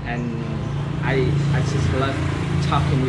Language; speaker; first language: English; non-native, learner; Vietnamese